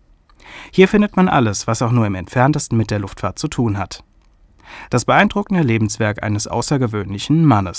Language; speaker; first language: German; native; German